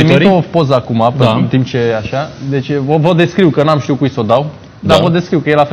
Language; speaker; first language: Romanian; native; Romanian